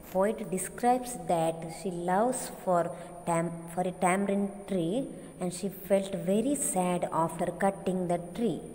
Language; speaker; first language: English; non-native, local second language; Kannada